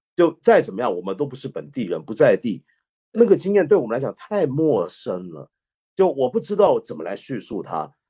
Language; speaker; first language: Chinese; non-native, local second language; Cantonese